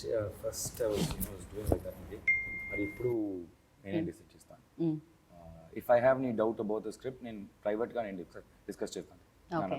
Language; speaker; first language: Telugu; non-native, learner; Tamil